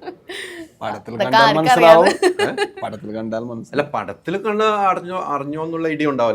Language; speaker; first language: Malayalam; non-native, learner; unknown